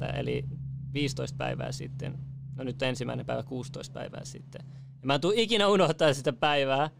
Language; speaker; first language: Finnish; early bilingual, other home language; Persian